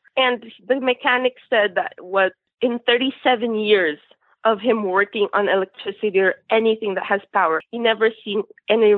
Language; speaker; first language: English; non-native, local second language; Filipino